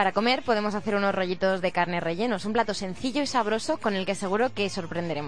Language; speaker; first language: Spanish; native; Spanish